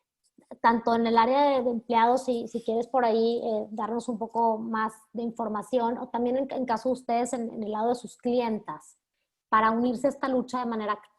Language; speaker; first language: Spanish; native; Spanish